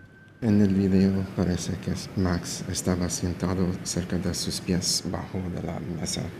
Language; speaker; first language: Spanish; early bilingual, heritage; English